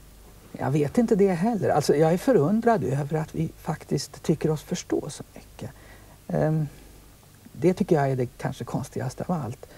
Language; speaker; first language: Swedish; native; Swedish